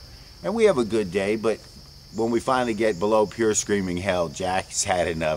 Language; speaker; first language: English; native; English